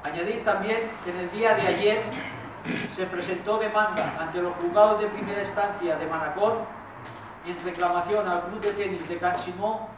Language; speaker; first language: Spanish; non-native, local second language; Catalan